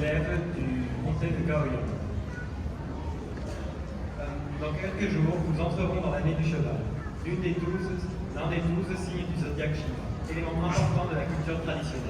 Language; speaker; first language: French; non-native, fluent; Chinese